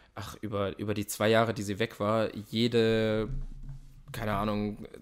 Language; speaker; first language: German; native; German